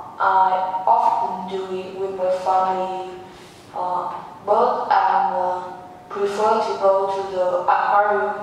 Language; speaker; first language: English; non-native, learner; Vietnamese